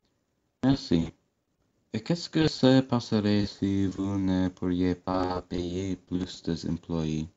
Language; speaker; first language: French; non-native, learner; English